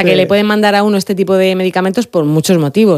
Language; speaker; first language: Spanish; native; Spanish